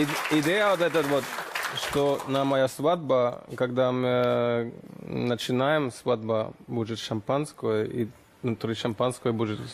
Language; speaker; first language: Russian; non-native, learner; German